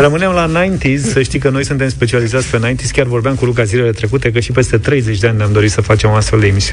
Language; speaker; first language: Romanian; native; Romanian